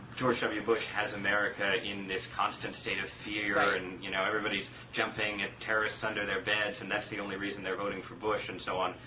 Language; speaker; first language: English; native; English